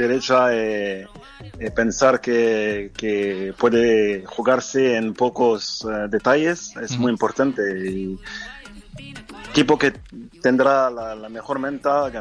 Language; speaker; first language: Spanish; non-native, fluent; French